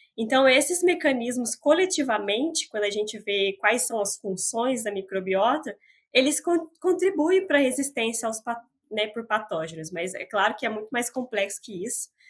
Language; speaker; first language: Portuguese; native; Portuguese